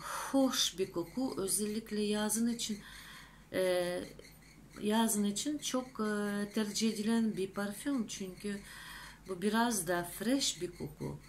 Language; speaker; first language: Turkish; non-native, fluent; Russian